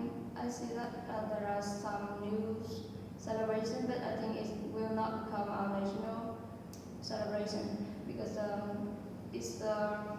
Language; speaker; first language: English; non-native, fluent; Vietnamese